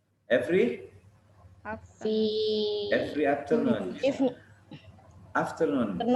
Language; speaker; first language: English; non-native, fluent; Indonesian